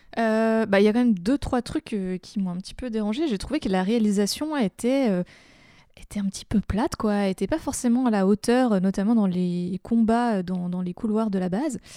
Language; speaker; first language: French; native; French